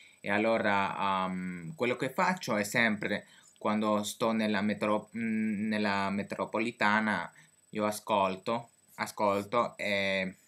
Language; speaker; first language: Italian; non-native, fluent; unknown